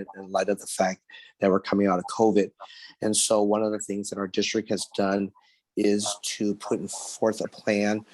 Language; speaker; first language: English; early bilingual, other home language; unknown